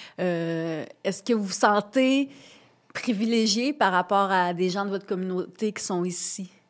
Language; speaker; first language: French; native; French